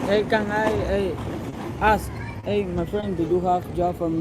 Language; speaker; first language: English; non-native, learner; Spanish